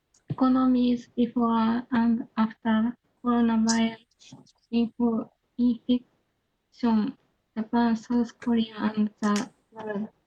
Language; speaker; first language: English; non-native, learner; Japanese